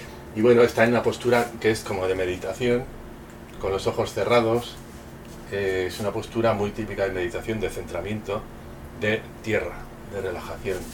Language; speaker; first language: Spanish; native; Spanish